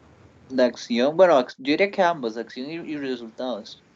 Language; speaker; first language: Spanish; native; Spanish